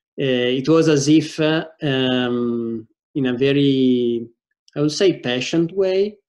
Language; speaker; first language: English; non-native, fluent; Italian